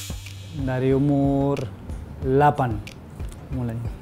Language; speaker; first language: Indonesian; non-native, learner; Spanish